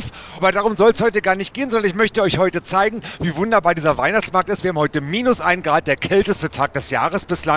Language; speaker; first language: German; native; German